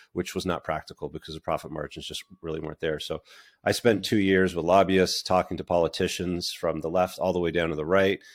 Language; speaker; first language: English; native; English